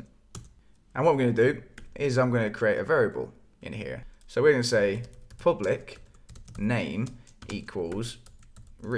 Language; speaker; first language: English; native; English